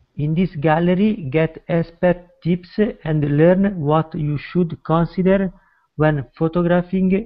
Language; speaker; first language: English; non-native, learner; Italian